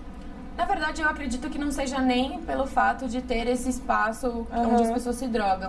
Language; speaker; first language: Portuguese; native; Portuguese